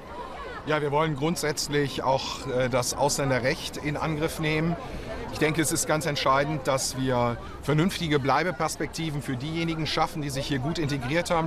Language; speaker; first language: German; native; German